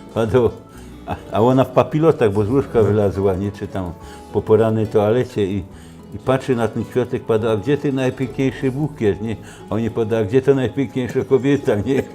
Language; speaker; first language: Polish; native; Polish